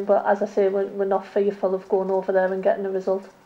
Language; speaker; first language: English; native; English